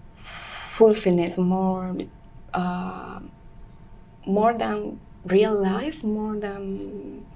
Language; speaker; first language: English; non-native, learner; Spanish